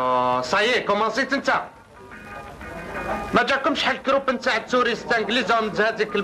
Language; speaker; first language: Arabic; native; Arabic